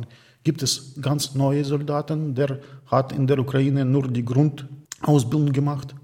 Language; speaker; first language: German; non-native, learner; Ukrainian